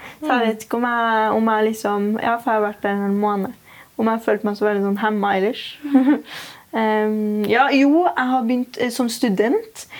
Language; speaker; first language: Norwegian; native; Norwegian